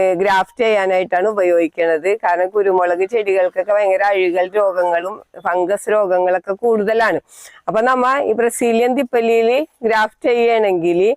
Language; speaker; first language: Malayalam; native; Malayalam